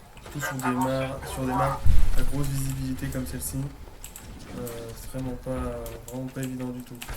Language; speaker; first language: French; native; French